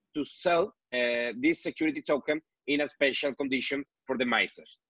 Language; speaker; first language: English; non-native, learner; Spanish